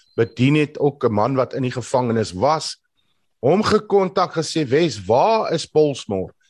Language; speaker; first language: Afrikaans; native; Afrikaans